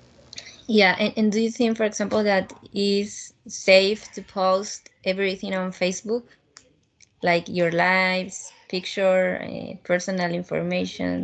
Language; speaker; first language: English; non-native, fluent; Spanish